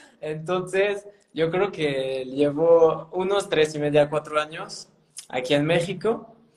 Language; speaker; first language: Spanish; non-native, fluent; French